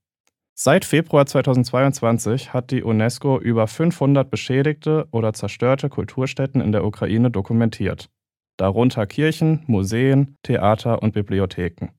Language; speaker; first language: German; native; German